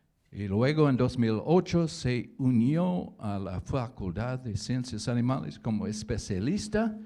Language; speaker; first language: Spanish; non-native, learner; English